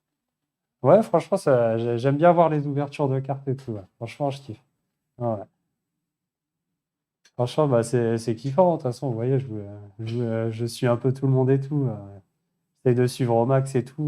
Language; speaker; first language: French; native; French